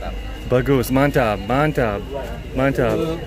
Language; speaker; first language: Indonesian; non-native, learner; English